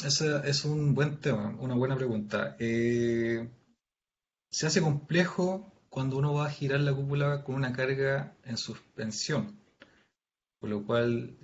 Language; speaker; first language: Spanish; native; Spanish